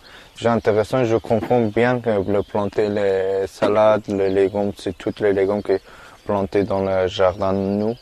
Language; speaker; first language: French; non-native, learner; Persian